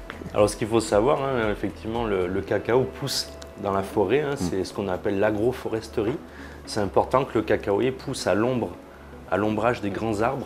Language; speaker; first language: French; native; French